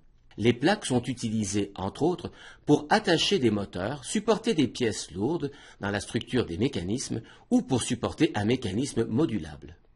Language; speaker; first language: French; native; French